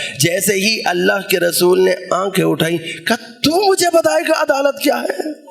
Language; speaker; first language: Urdu; non-native, local second language; Punjabi